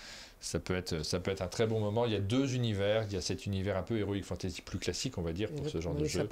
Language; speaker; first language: French; native; French